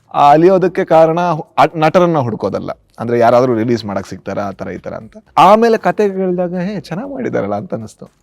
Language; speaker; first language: Kannada; native; Kannada